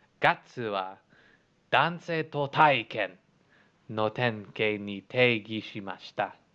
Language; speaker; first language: Japanese; non-native, learner; English